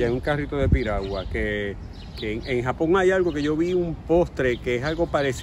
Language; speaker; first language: Spanish; native; Spanish